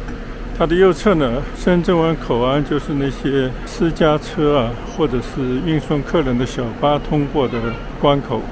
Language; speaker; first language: Chinese; native; Chinese